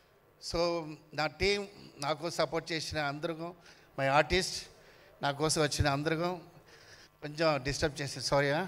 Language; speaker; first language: Telugu; non-native, fluent; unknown